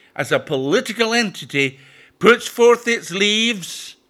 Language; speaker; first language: English; native; English